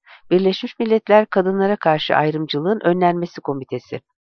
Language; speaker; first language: Turkish; native; Turkish